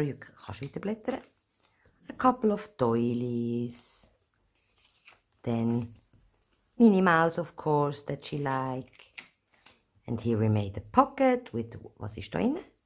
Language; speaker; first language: English; non-native, learner; Swiss German